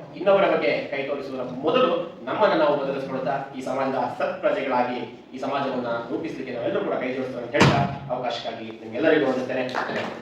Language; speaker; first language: Kannada; non-native, local second language; Kodava